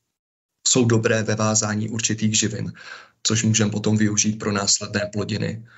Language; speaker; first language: Czech; native; Czech